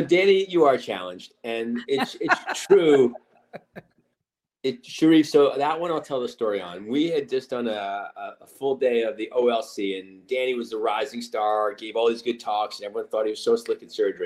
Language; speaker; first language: English; native; English